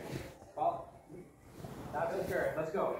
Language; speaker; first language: English; native; English